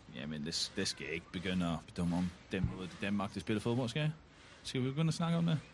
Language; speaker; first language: Danish; non-native, fluent; English